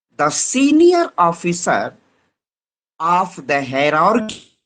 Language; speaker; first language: English; non-native, local second language; Hindi